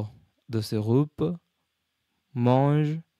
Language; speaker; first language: French; non-native, learner; English